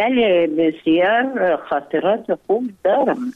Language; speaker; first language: Persian; non-native, learner; Arabic